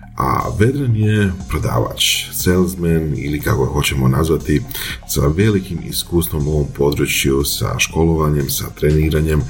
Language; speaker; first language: Croatian; native; Croatian